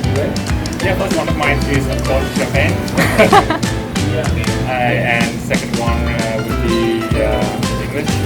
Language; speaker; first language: English; non-native, fluent; Vietnamese